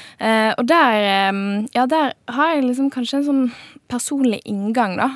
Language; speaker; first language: Norwegian; native; Norwegian